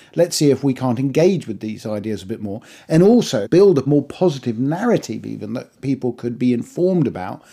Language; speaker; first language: English; early bilingual, other home language; Persian